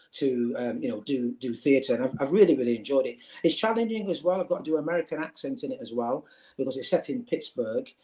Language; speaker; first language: English; native; English